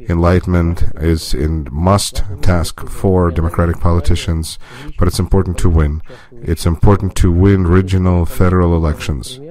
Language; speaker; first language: English; non-native, fluent; Russian